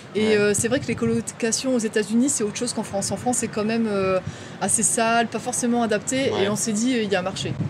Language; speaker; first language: French; native; French